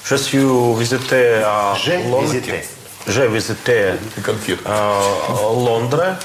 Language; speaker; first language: French; non-native, learner; Russian